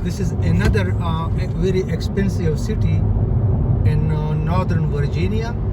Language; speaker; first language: English; non-native, local second language; Hindi